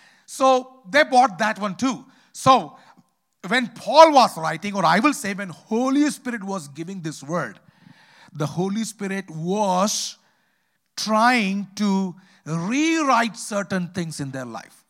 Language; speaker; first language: English; non-native, local second language; Malayalam